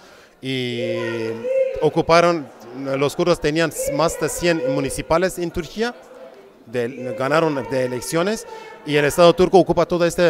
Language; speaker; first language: Spanish; non-native, fluent; Kurdish